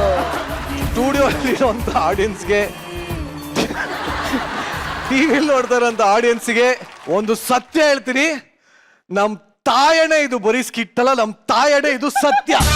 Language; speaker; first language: Kannada; native; Kannada